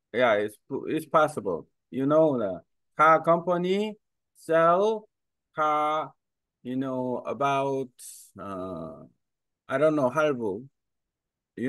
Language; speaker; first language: English; non-native, learner; Korean